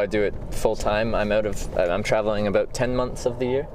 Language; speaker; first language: English; native; English